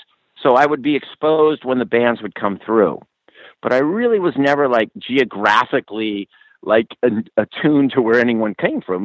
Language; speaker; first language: English; native; English